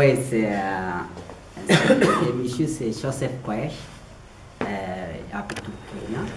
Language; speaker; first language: French; non-native, learner; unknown